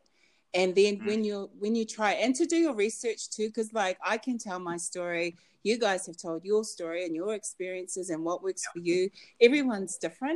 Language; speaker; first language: English; native; English